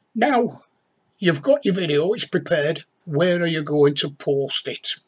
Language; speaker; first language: English; native; English